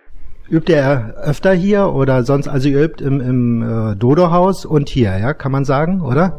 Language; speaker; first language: German; native; German